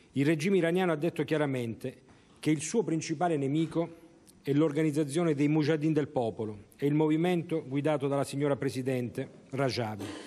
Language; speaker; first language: Italian; native; Italian